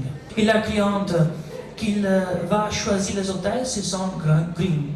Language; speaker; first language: French; non-native, learner; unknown